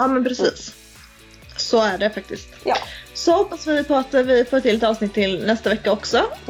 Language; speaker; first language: Swedish; native; Swedish